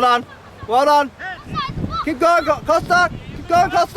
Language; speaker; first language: English; native; English